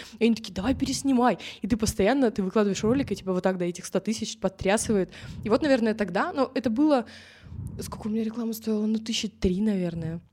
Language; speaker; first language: Russian; native; Russian